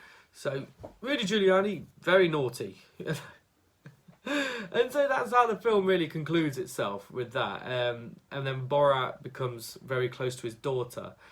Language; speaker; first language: English; native; English